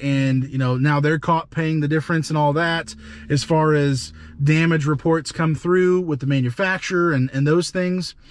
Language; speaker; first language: English; native; English